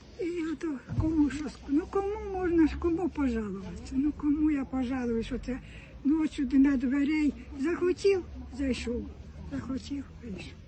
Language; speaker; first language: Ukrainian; native; Ukrainian